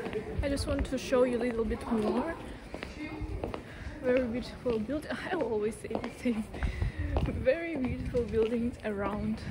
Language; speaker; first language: English; non-native, learner; Russian